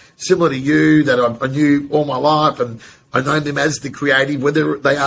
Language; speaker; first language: English; native; English